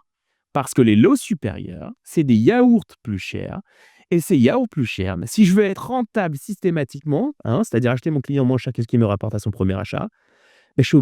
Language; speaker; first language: French; native; French